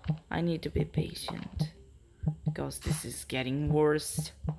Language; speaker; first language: English; non-native, learner; Portuguese